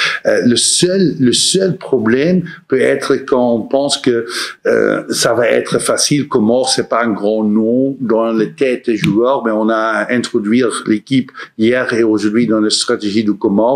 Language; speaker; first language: French; non-native, learner; Dutch